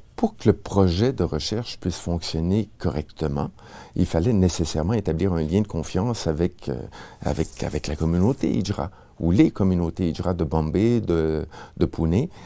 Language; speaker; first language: French; native; French